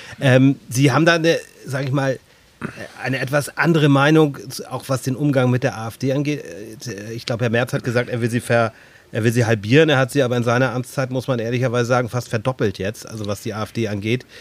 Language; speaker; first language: German; native; German